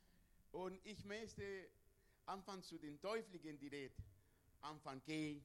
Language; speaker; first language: German; non-native, learner; Spanish